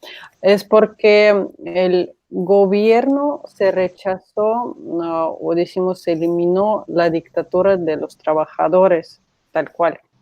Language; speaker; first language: Spanish; non-native, fluent; Russian